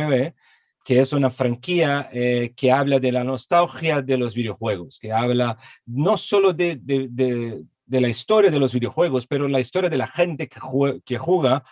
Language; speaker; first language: Spanish; non-native, fluent; Portuguese